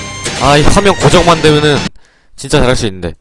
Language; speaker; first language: Korean; native; Korean